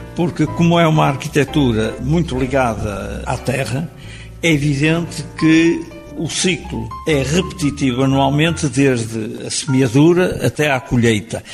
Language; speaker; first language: Portuguese; native; Portuguese